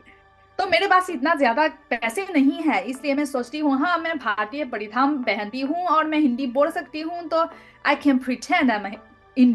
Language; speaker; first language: Hindi; non-native, learner; Chinese